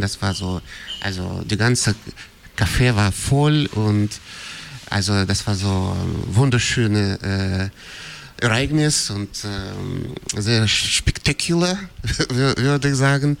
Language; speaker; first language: German; non-native, fluent; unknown